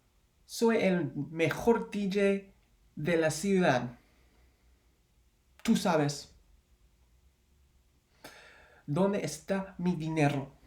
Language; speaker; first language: Spanish; non-native, learner; English